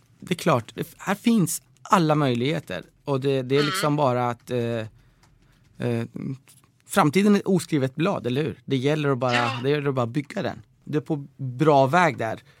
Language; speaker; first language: Swedish; early bilingual, other home language; Persian